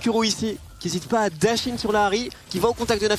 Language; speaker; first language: French; native; French